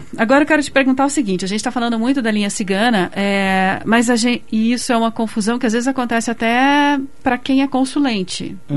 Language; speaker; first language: Portuguese; native; Portuguese